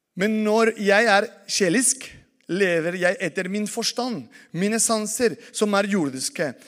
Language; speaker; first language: Norwegian; non-native, fluent; Spanish